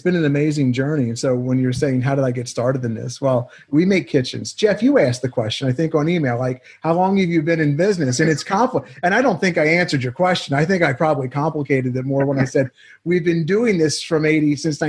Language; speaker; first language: English; native; English